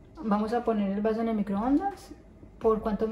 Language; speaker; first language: Spanish; native; Spanish